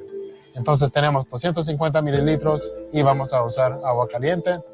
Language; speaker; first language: Spanish; early bilingual, heritage; Spanish